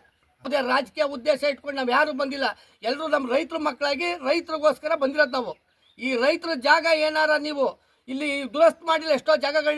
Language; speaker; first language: Kannada; native; Kannada